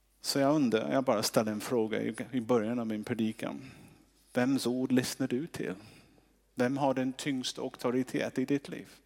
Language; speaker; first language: Swedish; non-native, fluent; English